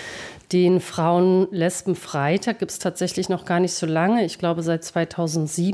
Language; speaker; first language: German; native; German